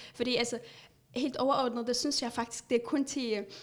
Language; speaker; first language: Danish; non-native, fluent; Arabic